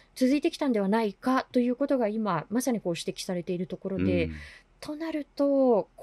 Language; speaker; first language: Japanese; native; Japanese